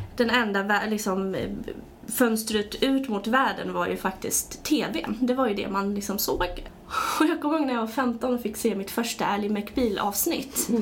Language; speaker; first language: Swedish; early bilingual, other home language; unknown